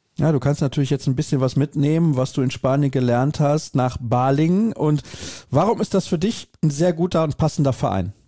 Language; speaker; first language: German; native; German